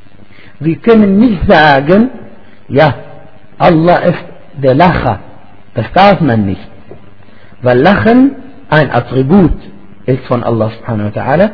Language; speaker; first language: German; non-native, fluent; Arabic